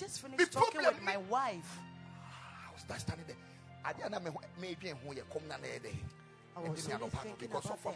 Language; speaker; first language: English; non-native, local second language; Akan